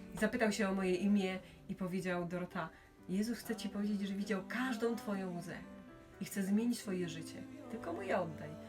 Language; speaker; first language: Polish; native; Polish